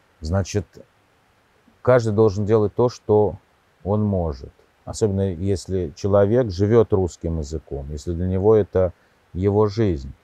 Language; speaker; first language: Russian; native; Russian